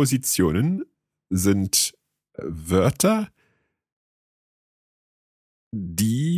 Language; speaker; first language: German; non-native, learner; English